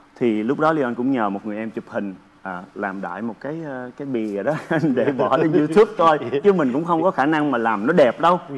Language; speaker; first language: Vietnamese; early bilingual, heritage; Vietnamese